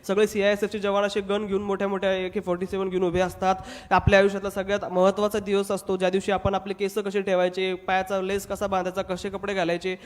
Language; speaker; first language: Marathi; non-native, local second language; Hindi